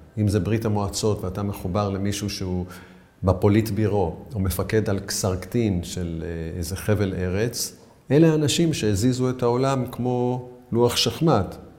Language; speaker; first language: Hebrew; native; Hebrew